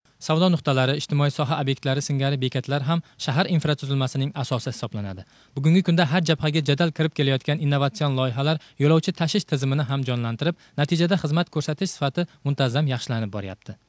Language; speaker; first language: Uzbek; native; Uzbek